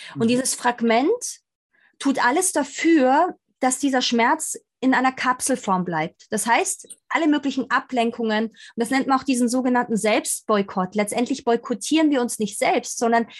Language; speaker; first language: German; native; German